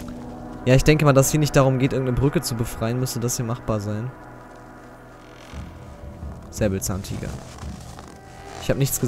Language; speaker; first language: German; native; German